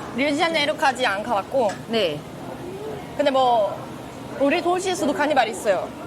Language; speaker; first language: Korean; non-native, fluent; Portuguese